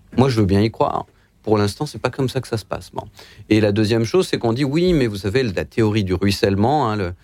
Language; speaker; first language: French; native; French